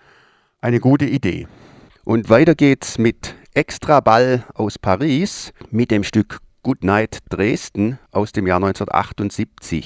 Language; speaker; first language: German; native; German